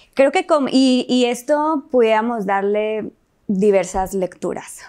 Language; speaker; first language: Spanish; native; Spanish